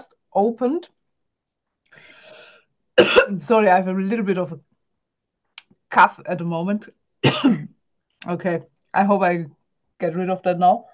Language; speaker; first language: English; non-native, fluent; German